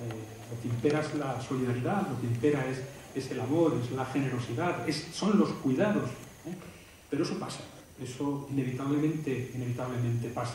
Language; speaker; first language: Spanish; native; Spanish